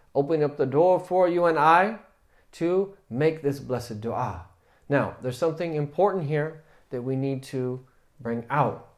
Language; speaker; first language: English; native; English